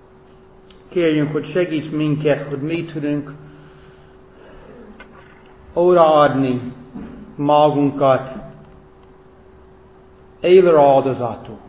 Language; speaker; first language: Hungarian; non-native, fluent; English